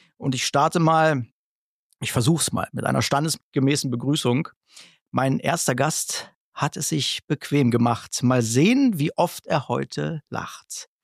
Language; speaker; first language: German; native; German